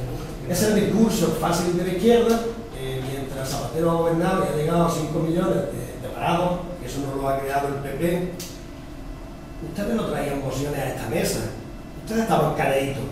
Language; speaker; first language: Spanish; native; Spanish